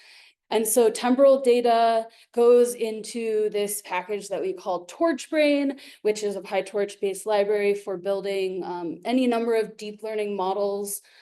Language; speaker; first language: English; native; English